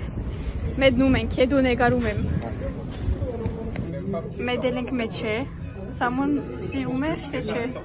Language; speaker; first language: Armenian; early bilingual, heritage; Armenian